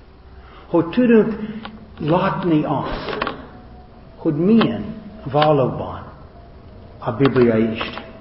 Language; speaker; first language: Hungarian; non-native, learner; English